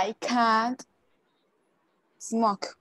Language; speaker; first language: English; non-native, learner; Spanish